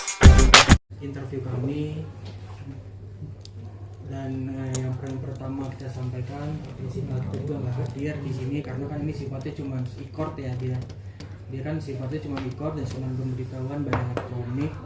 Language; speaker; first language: Indonesian; native; Indonesian